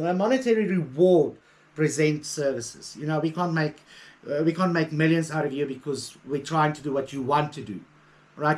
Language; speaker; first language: English; native; English